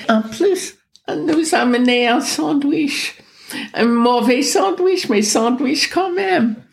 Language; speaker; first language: French; non-native, fluent; English